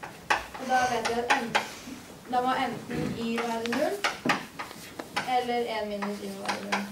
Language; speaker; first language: Norwegian; native; Norwegian